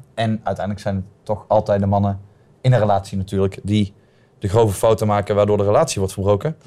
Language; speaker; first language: Dutch; native; Dutch